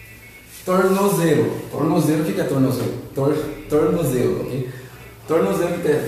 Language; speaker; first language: Portuguese; non-native, learner; Haitian Creole